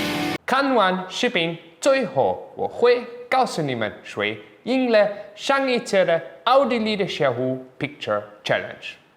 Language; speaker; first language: Chinese; non-native, fluent; German